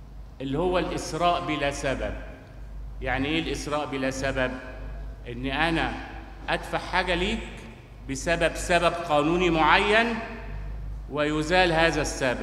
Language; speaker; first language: Arabic; native; Arabic